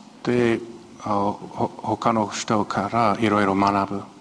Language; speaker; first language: Japanese; non-native, fluent; Chinese